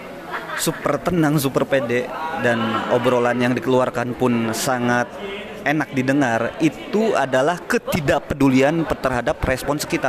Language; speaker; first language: Indonesian; native; Indonesian